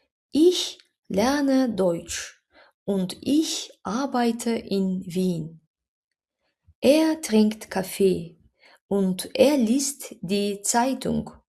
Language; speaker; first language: German; non-native, fluent; Azerbaijani